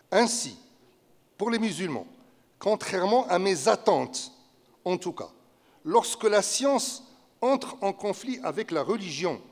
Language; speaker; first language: French; non-native, local second language; Arabic